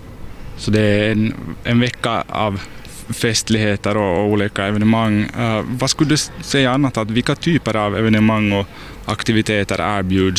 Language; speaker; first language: Swedish; native; Swedish